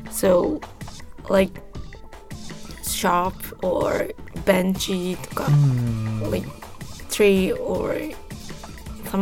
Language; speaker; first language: English; non-native, learner; Japanese